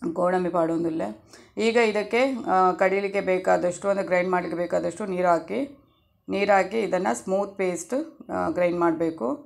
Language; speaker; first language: Kannada; non-native, local second language; Tulu